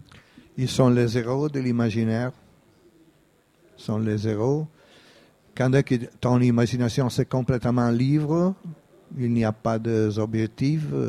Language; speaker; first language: French; non-native, fluent; Italian